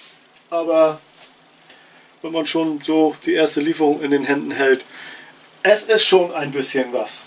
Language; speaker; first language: German; native; German